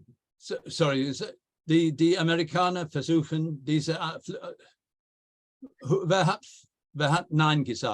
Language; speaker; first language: German; non-native, fluent; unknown